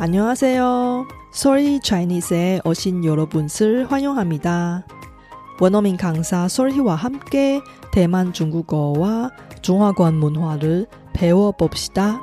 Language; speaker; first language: Korean; non-native, fluent; Chinese